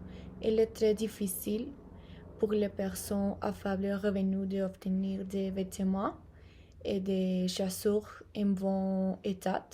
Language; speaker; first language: French; non-native, learner; Spanish